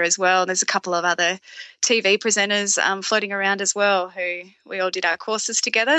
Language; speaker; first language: English; native; English